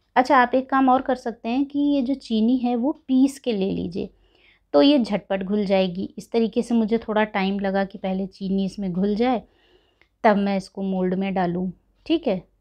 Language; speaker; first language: Hindi; native; Hindi